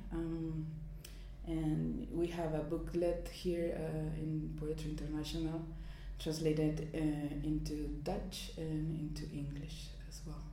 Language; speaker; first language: English; non-native, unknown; Spanish